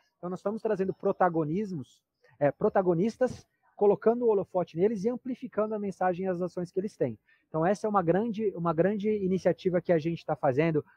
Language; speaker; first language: Portuguese; native; Portuguese